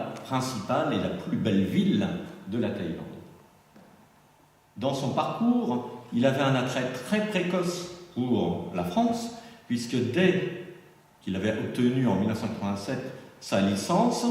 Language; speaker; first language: French; native; French